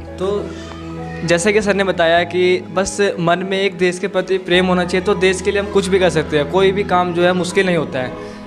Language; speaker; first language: Hindi; native; Hindi